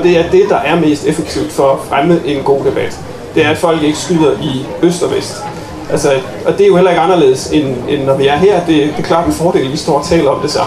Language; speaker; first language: Danish; native; Danish